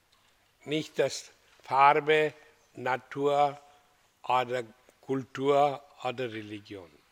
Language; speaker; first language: German; non-native, fluent; Hindi